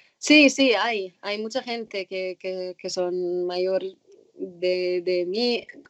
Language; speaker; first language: Spanish; non-native, fluent; Arabic